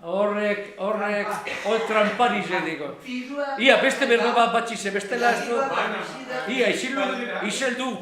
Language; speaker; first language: Basque; native; Basque